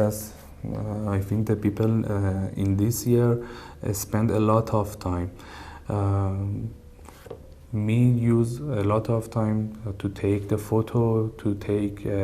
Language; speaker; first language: English; non-native, learner; Persian